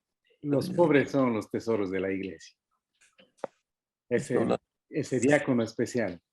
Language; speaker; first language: Spanish; native; Spanish